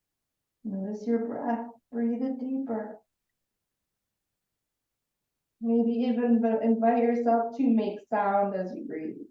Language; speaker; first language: English; native; English